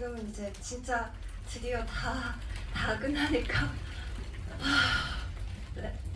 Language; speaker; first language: Korean; non-native, fluent; Cantonese